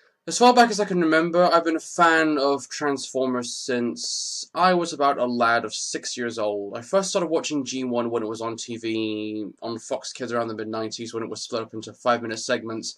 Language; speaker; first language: English; native; English